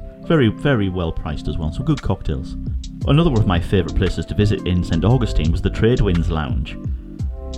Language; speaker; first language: English; native; English